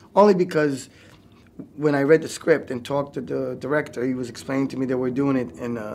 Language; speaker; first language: English; native; English